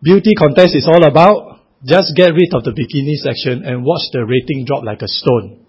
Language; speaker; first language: English; non-native, local second language; Chinese